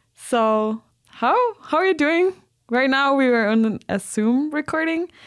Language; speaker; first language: English; non-native, fluent; Danish